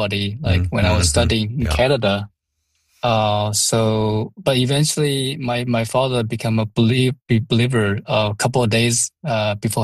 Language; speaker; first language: English; non-native, fluent; Chinese